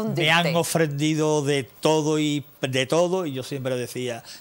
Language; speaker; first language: Spanish; native; Spanish